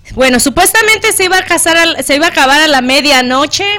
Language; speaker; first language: Spanish; native; Spanish